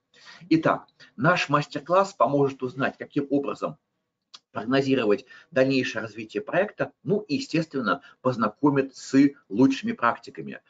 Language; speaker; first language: Russian; native; Russian